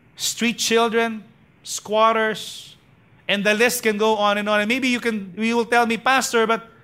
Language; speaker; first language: English; non-native, local second language; Filipino